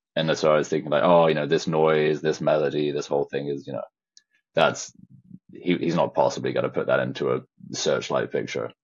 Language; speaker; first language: English; native; English